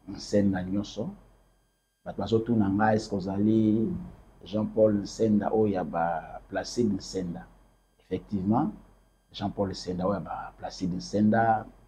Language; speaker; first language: Lingala; native; Lingala